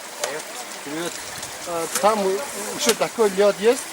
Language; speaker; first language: Russian; non-native, learner; Mongolian